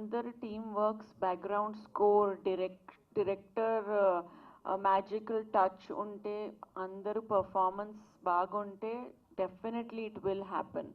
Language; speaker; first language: Telugu; non-native, learner; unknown